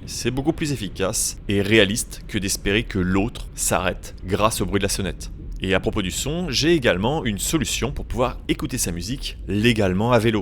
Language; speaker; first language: French; native; French